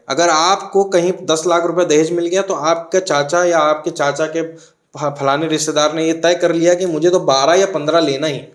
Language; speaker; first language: Hindi; native; Hindi